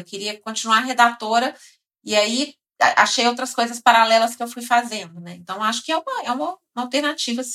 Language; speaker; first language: Portuguese; native; Portuguese